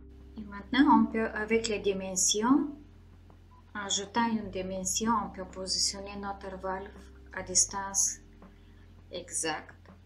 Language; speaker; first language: French; non-native, fluent; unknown